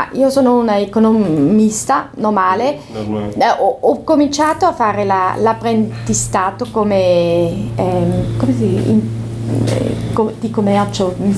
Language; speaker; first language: Italian; non-native, local second language; German